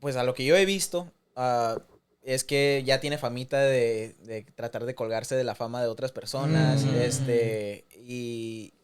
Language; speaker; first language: Spanish; early bilingual, other home language; English